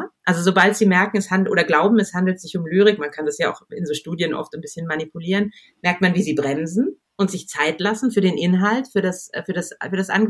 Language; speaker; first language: German; native; German